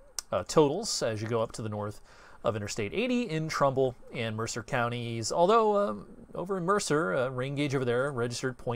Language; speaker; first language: English; native; English